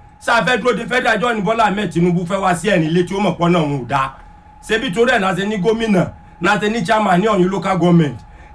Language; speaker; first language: English; non-native, local second language; Yoruba